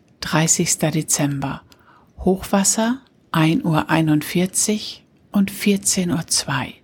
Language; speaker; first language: German; native; German